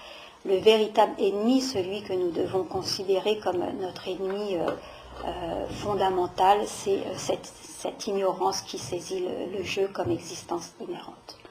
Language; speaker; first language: French; native; French